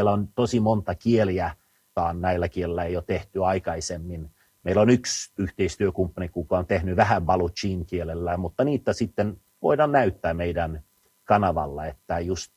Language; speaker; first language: Finnish; non-native, fluent; Swedish